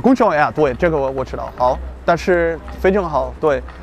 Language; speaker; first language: Chinese; non-native, learner; Dutch